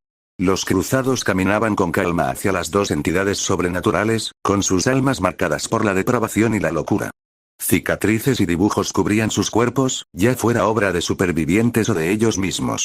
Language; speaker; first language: Spanish; native; Spanish